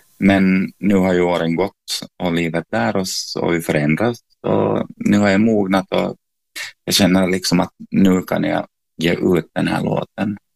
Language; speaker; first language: Swedish; native; Swedish